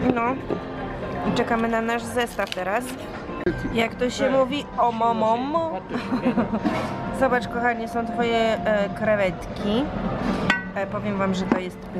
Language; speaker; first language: Polish; native; Polish